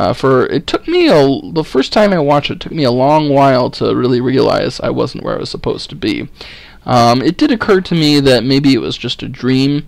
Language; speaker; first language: English; native; English